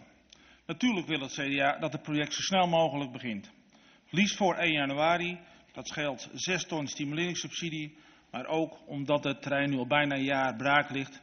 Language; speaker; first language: Dutch; native; Dutch